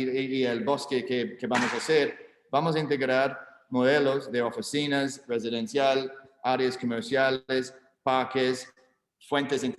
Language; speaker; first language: Spanish; non-native, learner; English